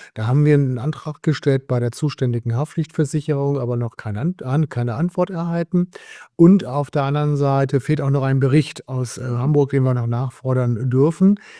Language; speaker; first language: German; native; German